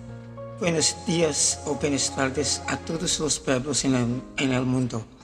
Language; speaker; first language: Spanish; non-native, learner; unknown